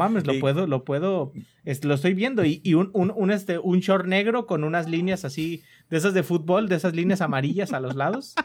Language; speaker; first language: Spanish; native; Spanish